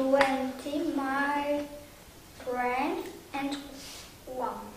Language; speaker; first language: English; non-native, learner; Polish